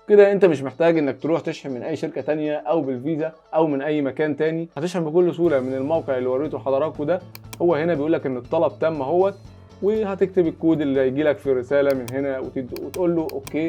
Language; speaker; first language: Arabic; native; Arabic